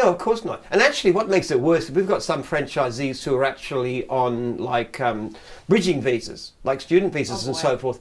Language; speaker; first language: English; native; English